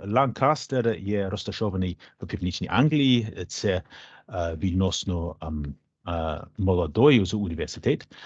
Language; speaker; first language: Ukrainian; non-native, learner; English